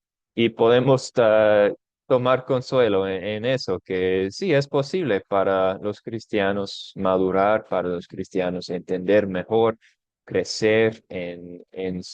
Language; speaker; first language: Spanish; non-native, fluent; English